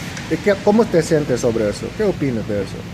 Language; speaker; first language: Spanish; non-native, fluent; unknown